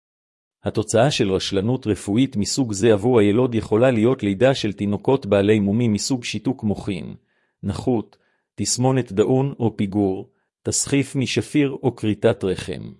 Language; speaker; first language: Hebrew; native; Hebrew